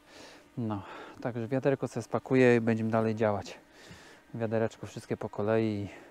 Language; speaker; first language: Polish; native; Polish